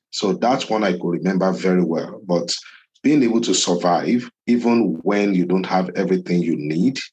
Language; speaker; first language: English; non-native, local second language; Yoruba